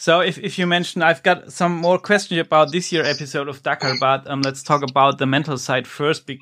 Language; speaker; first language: English; non-native, fluent; German